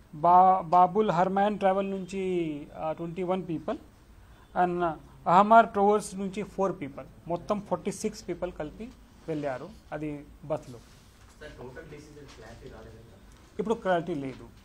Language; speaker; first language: Telugu; non-native, local second language; Urdu